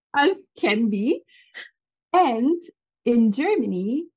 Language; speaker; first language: English; non-native, fluent; French